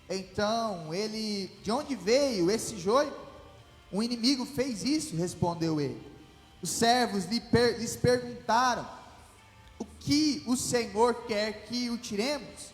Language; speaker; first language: Portuguese; native; Portuguese